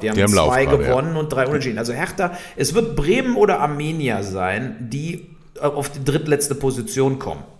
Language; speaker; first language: German; native; German